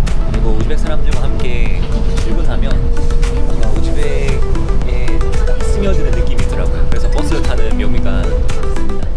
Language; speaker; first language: Korean; native; Korean